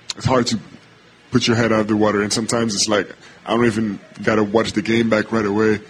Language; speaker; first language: English; non-native, fluent; French